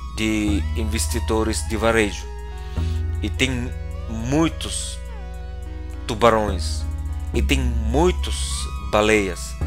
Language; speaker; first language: Portuguese; non-native, fluent; Filipino